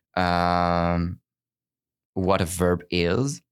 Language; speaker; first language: English; non-native, fluent; French